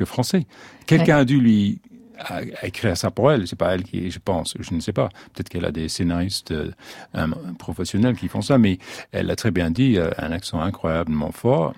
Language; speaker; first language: French; non-native, fluent; English